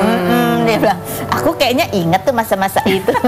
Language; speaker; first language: Indonesian; native; Indonesian